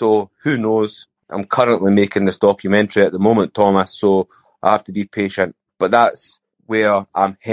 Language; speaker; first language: English; native; English